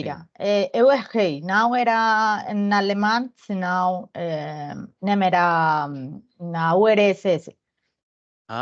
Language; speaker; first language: Portuguese; non-native, learner; Spanish